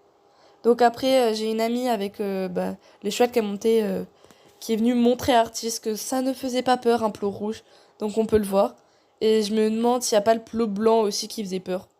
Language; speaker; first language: French; native; French